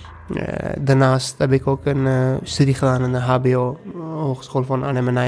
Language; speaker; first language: Dutch; non-native, fluent; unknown